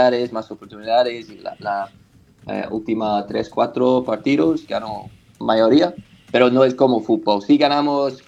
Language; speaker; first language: Spanish; non-native, learner; English